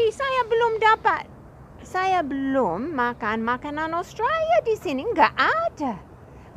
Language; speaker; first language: Indonesian; non-native, fluent; English